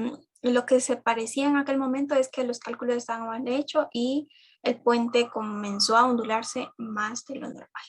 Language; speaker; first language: Spanish; native; Spanish